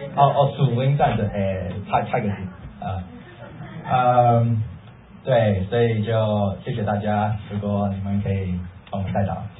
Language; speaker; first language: Chinese; early bilingual, heritage; Chinese